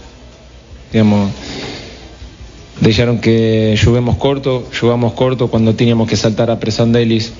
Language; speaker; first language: Portuguese; non-native, fluent; Spanish